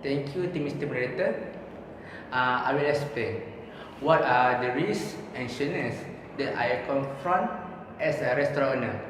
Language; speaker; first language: English; non-native, learner; Malay